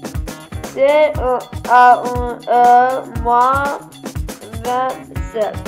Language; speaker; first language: French; non-native, learner; English